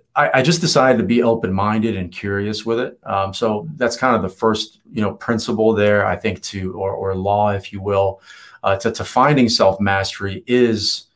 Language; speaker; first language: English; native; English